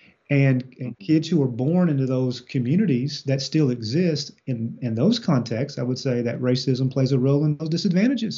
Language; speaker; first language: English; native; English